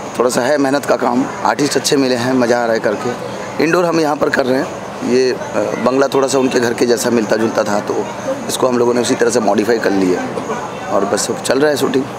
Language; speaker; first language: Hindi; native; Hindi